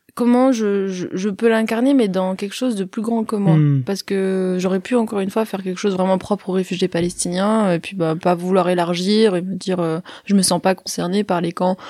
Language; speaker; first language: French; early bilingual, other home language; Arabic